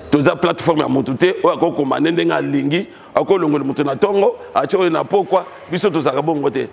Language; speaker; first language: Lingala; native; Lingala